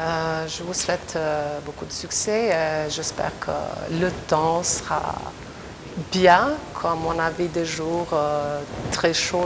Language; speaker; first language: French; non-native, fluent; Albanian